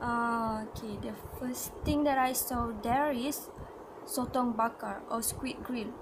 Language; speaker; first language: English; non-native, learner; Malay